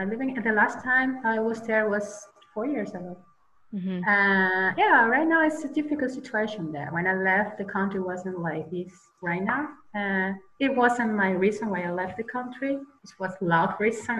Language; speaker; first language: English; non-native, learner; Spanish